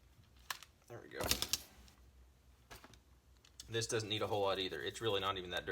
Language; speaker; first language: English; native; English